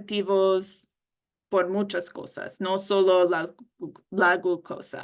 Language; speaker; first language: Spanish; non-native, learner; English